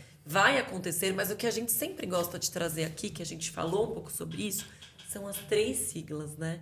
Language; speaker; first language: Portuguese; native; Portuguese